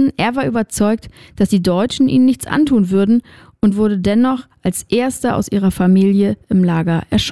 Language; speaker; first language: German; native; German